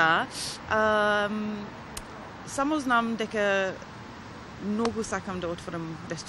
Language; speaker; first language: Macedonian; early bilingual, heritage; Macedonian